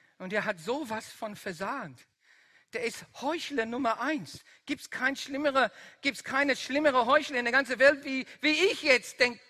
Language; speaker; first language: German; non-native, fluent; Dutch